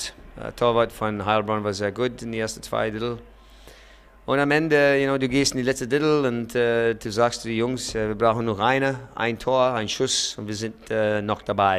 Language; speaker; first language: German; non-native, fluent; English